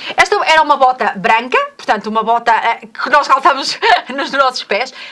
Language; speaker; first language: Portuguese; native; Portuguese